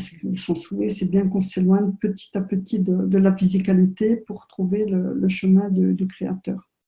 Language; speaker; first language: French; native; French